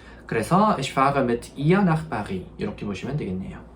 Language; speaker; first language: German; non-native, fluent; Korean